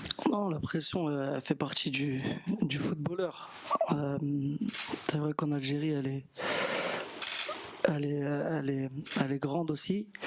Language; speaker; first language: French; native; French